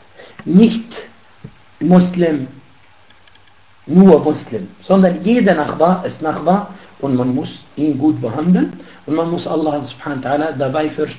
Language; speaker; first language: German; non-native, fluent; Arabic